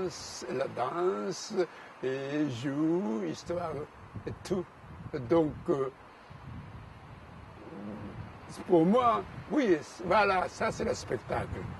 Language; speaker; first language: French; non-native, learner; Japanese